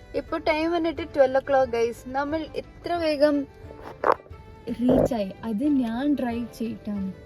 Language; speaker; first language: Malayalam; non-native, local second language; Kannada